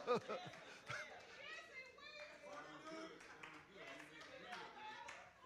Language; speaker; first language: English; native; English